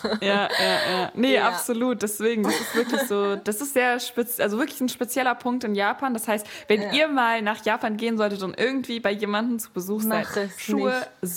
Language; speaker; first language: German; native; German